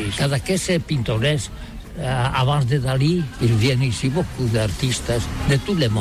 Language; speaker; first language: French; non-native, learner; Catalan